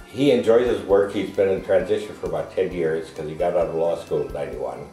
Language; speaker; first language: English; native; English